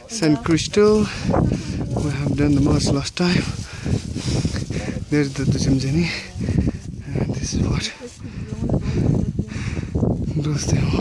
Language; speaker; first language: English; non-native, learner; French